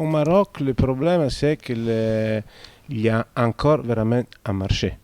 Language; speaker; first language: French; non-native, fluent; Italian